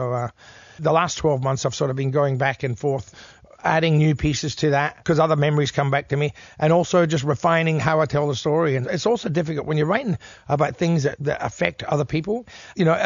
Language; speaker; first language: English; native; English